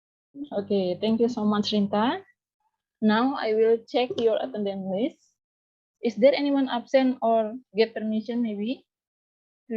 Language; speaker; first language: English; non-native, learner; Indonesian